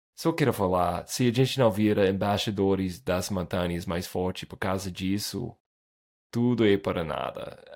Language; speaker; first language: Portuguese; non-native, fluent; English